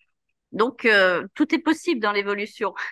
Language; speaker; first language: French; native; French